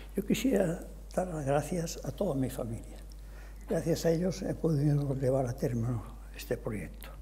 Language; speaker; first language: Spanish; non-native, local second language; Catalan